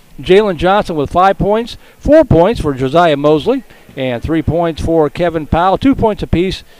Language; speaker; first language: English; native; English